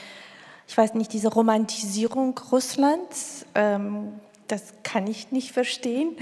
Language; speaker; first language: German; non-native, fluent; Georgian